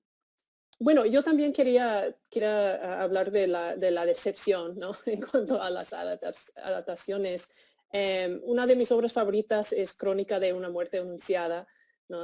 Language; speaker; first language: Spanish; non-native, fluent; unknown